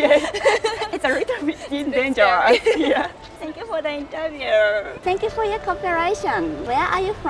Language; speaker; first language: English; non-native, learner; Japanese